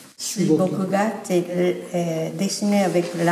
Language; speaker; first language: French; non-native, learner; Japanese